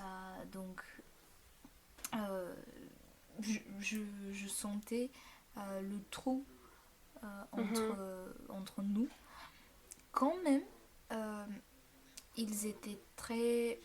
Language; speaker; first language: French; non-native, fluent; Bulgarian